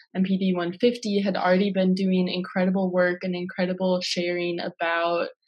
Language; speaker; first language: English; native; English